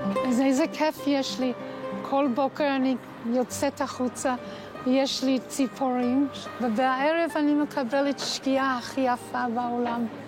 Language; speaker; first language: Hebrew; non-native, fluent; English